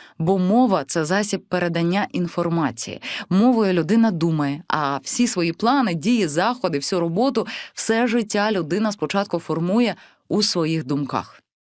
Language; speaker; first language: Ukrainian; native; Ukrainian